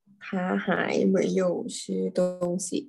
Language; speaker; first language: Chinese; non-native, learner; Thai